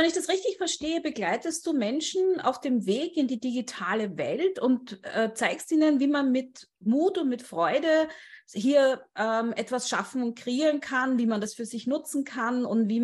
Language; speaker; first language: German; native; German